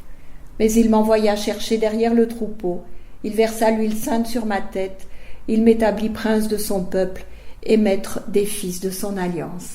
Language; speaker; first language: French; native; French